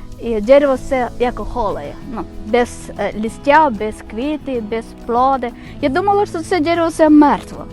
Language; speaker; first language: Ukrainian; non-native, fluent; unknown